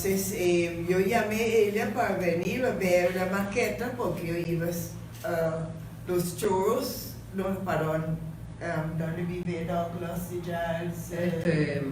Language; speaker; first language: Spanish; non-native, fluent; English